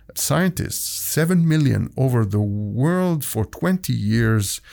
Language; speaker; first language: English; non-native, fluent; Arabic